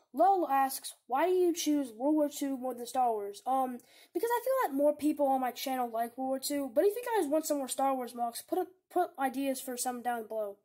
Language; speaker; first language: English; native; English